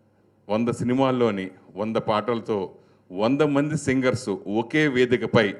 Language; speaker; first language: Telugu; native; Telugu